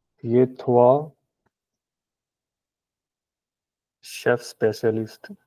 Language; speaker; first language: French; non-native, learner; Punjabi